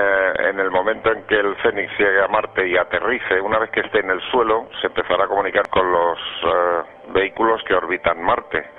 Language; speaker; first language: Spanish; native; Spanish